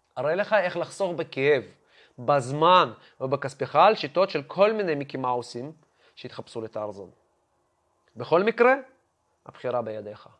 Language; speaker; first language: Hebrew; non-native, fluent; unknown